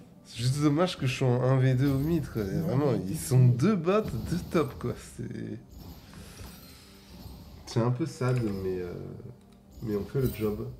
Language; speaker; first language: French; native; French